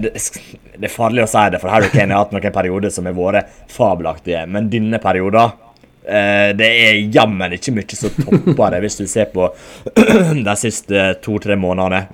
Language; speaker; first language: Norwegian; native; Norwegian